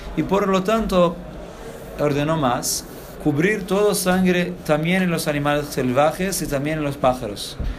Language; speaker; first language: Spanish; non-native, fluent; Portuguese